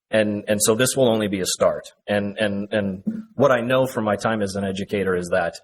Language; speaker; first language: English; native; English